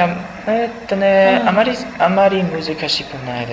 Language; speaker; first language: Japanese; non-native, learner; English